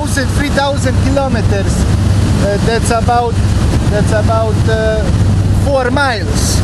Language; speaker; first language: English; non-native, learner; Croatian